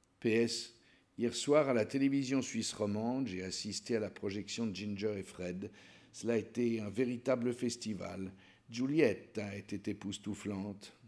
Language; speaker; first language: French; native; French